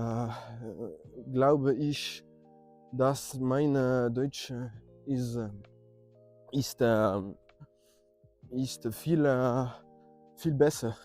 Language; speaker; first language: German; non-native, learner; French